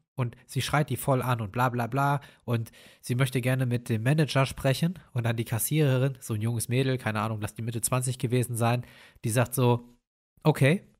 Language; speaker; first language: German; native; German